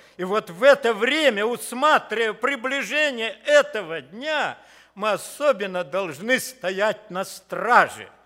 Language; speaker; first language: Russian; native; Russian